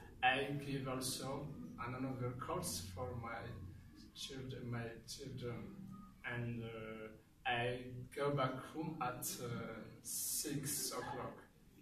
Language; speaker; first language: English; non-native, learner; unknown